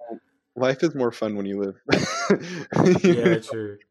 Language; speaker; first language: English; native; English